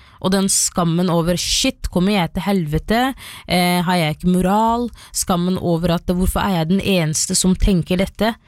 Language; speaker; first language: Norwegian; early bilingual, other home language; Somali